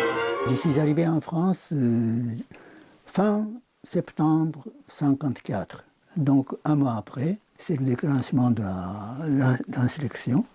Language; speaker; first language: French; non-native, fluent; Japanese